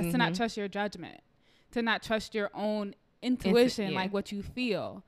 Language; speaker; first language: English; native; English